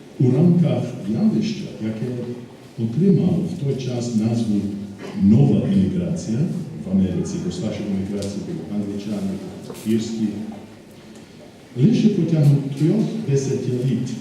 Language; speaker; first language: Ukrainian; non-native, fluent; English